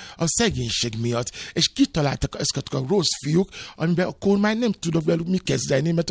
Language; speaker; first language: Hungarian; non-native, learner; Yoruba